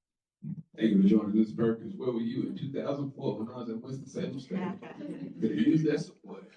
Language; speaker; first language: English; native; English